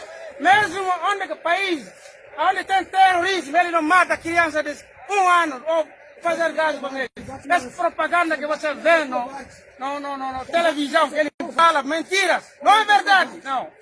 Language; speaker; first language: Portuguese; non-native, learner; Haitian Creole